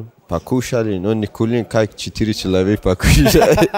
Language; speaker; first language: Russian; non-native, local second language; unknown